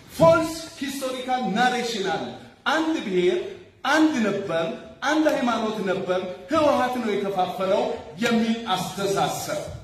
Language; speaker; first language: Amharic; non-native, local second language; Wolaytta